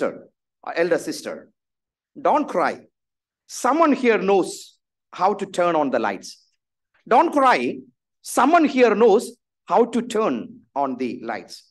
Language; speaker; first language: English; non-native, local second language; Malayalam